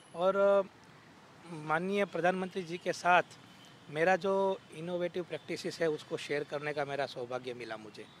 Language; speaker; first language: Hindi; non-native, local second language; Gujarati